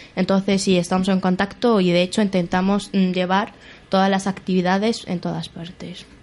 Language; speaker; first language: Spanish; early bilingual, other home language; Arabic